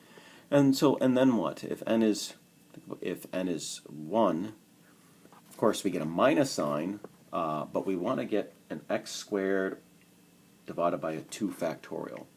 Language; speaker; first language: English; native; English